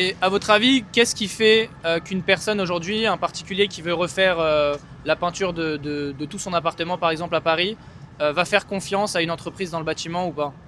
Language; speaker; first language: French; native; French